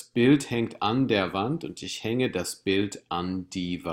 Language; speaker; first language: German; non-native, fluent; English